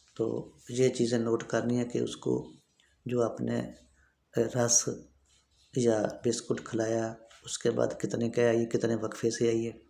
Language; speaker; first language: Urdu; non-native, local second language; Punjabi